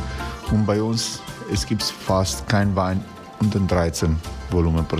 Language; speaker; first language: German; non-native, fluent; Croatian